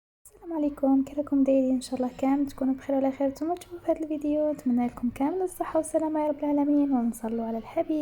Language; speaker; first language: Arabic; native; Arabic